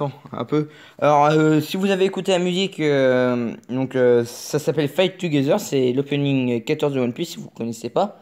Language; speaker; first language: French; native; French